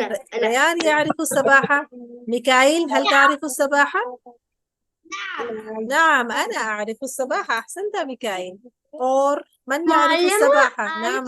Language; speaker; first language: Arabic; non-native, fluent; Urdu